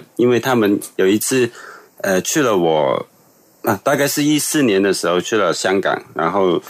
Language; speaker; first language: Chinese; non-native, local second language; Cantonese